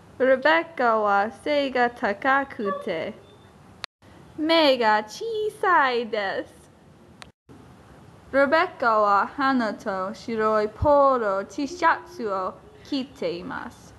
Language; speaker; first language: Japanese; non-native, learner; English